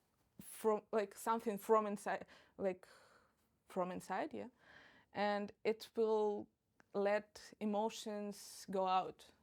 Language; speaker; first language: English; non-native, fluent; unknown